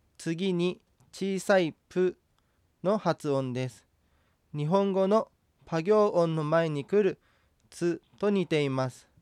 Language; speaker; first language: Japanese; native; Japanese